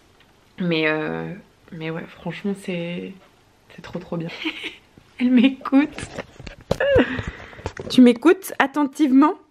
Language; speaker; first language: French; native; French